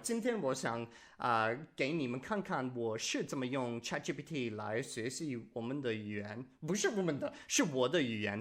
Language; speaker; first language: Chinese; non-native, learner; English